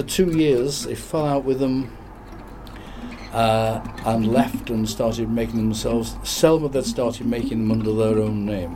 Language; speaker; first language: English; native; English